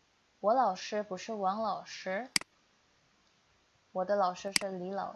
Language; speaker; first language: Chinese; non-native, fluent; Indonesian